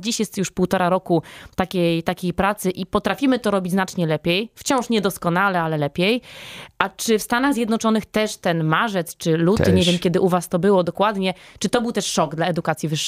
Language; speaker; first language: Polish; native; Polish